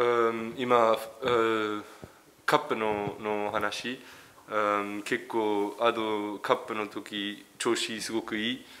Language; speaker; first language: Japanese; early bilingual, heritage; French